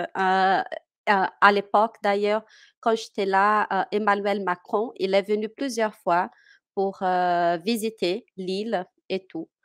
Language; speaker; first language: French; non-native, fluent; Portuguese